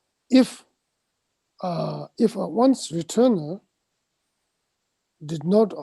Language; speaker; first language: English; non-native, fluent; Tibetan